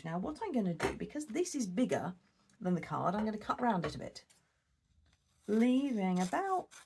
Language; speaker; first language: English; native; English